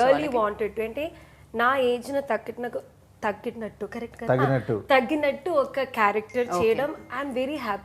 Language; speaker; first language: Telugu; non-native, learner; Malayalam